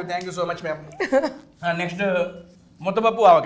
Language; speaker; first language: Telugu; native; Telugu